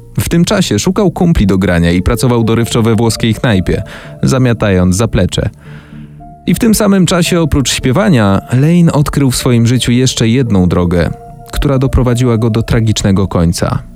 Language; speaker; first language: Polish; native; Polish